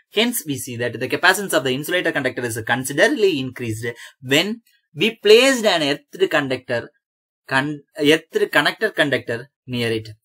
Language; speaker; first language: English; non-native, local second language; Tamil